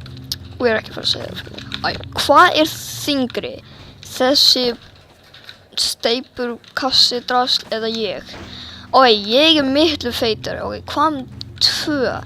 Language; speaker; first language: Icelandic; early bilingual, heritage; Swedish